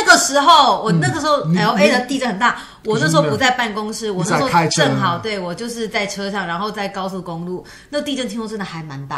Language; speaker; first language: Chinese; native; Chinese